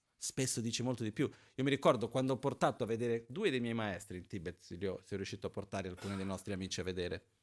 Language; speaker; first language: Italian; non-native, fluent; Portuguese